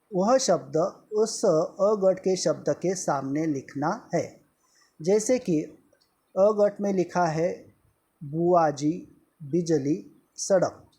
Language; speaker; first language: Hindi; non-native, local second language; Marathi